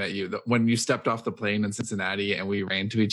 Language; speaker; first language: English; native; English